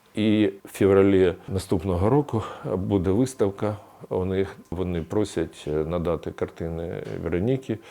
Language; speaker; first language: Ukrainian; non-native, local second language; Russian